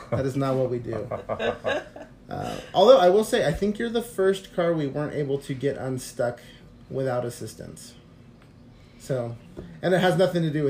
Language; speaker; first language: English; native; English